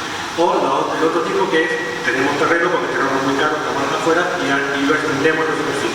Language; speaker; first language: Spanish; native; Spanish